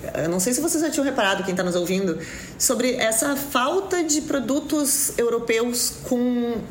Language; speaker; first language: Portuguese; native; Portuguese